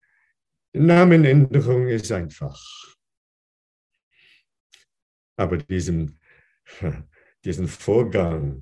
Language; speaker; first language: German; non-native, fluent; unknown